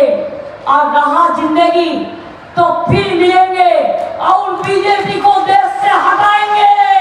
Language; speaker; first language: Hindi; non-native, local second language; Bangla